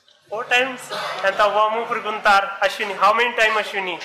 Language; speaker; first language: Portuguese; non-native, learner; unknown